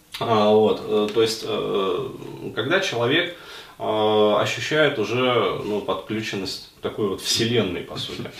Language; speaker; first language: Russian; native; Russian